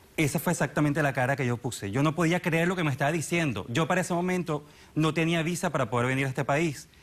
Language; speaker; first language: Spanish; native; Spanish